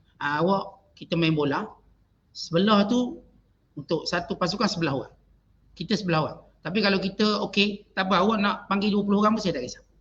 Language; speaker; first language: Malay; native; Malay